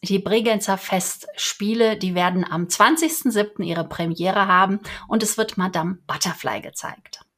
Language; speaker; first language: German; native; German